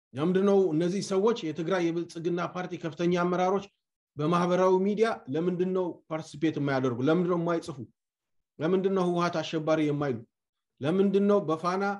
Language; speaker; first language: Amharic; non-native, local second language; Tigrinya